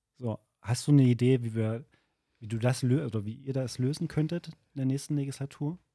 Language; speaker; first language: German; native; German